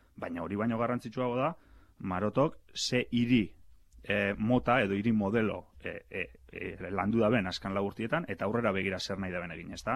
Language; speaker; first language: Basque; native; Basque